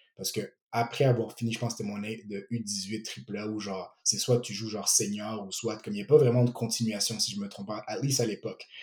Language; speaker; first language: French; early bilingual, other home language; Ewe